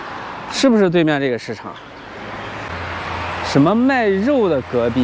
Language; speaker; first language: Chinese; native; Chinese